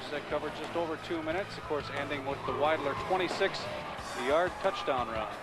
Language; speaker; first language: English; native; English